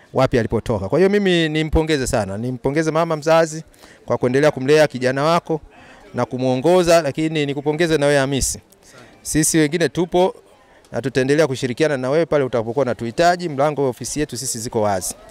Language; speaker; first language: Swahili; native; Swahili